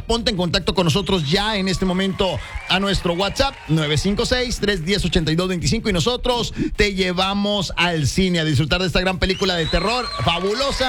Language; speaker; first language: Spanish; native; Spanish